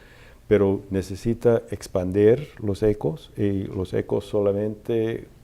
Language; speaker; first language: Spanish; non-native, fluent; English